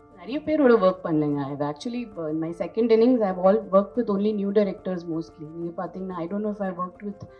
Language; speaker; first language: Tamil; non-native, fluent; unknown